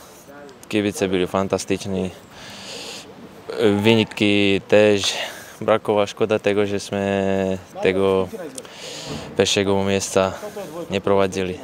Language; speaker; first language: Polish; non-native, learner; Slovak